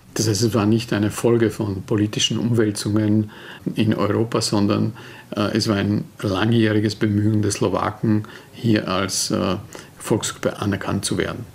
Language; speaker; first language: German; non-native, fluent; Slovak